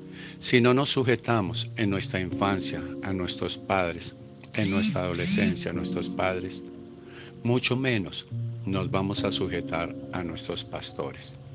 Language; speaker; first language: Spanish; native; Spanish